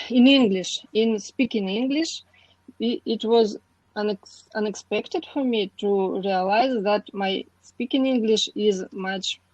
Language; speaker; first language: English; non-native, learner; Russian